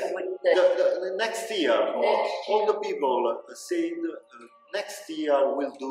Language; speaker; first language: English; non-native, learner; Italian